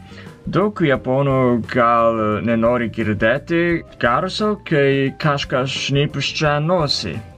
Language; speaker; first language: Lithuanian; non-native, learner; Japanese